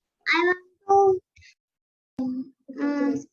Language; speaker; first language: English; non-native, learner; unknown